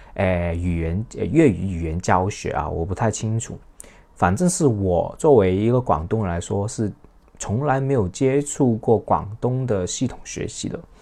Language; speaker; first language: Chinese; non-native, local second language; Cantonese